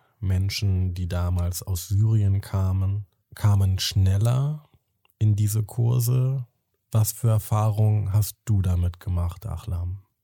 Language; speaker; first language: German; native; German